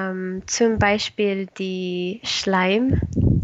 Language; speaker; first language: German; non-native, learner; Spanish